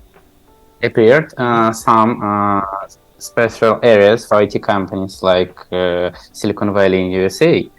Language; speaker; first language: English; non-native, learner; Tajik